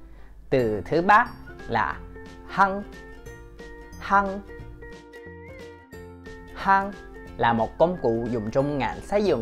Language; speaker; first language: Vietnamese; non-native, fluent; Chinese